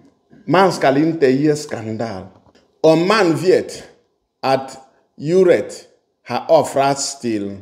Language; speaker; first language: Swedish; non-native, fluent; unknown